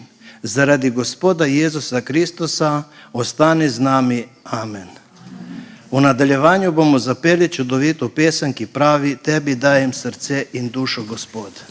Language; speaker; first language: Slovenian; native; Slovenian